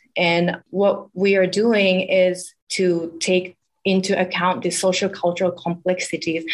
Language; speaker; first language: English; non-native, fluent; Japanese